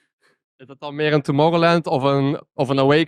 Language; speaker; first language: Dutch; native; Dutch